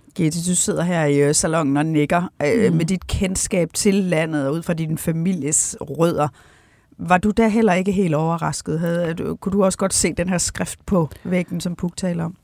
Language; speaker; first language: Danish; native; Danish